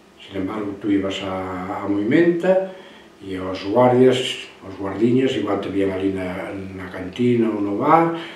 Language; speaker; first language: Galician; native; Galician